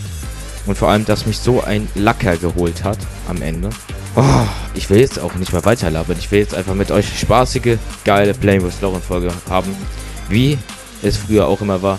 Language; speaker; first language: German; native; German